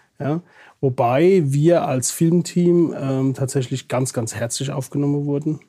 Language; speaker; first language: German; native; German